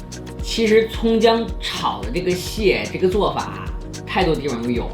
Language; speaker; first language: Chinese; native; Chinese